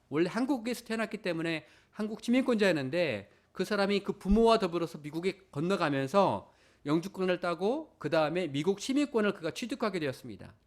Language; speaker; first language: Korean; native; Korean